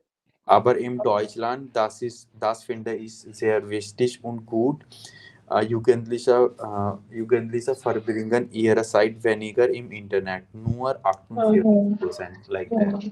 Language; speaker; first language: German; non-native, fluent; Hindi